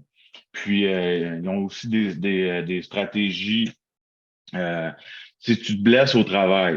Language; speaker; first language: French; native; French